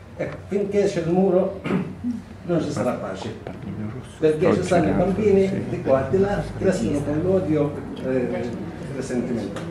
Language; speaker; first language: Italian; non-native, fluent; Arabic